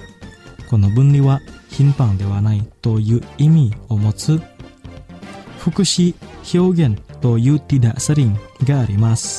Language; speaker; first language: Japanese; non-native, fluent; Indonesian